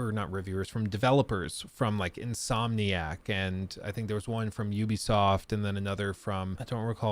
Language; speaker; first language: English; native; English